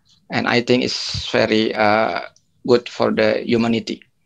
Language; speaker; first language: English; non-native, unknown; Indonesian